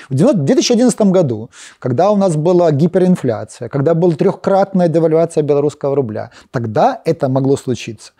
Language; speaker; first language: Russian; non-native, local second language; Polish